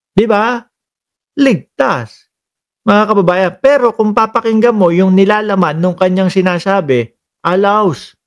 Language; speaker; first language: Filipino; non-native, local second language; Cebuano